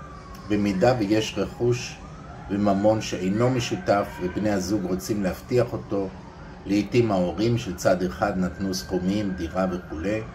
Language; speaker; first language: Hebrew; native; Hebrew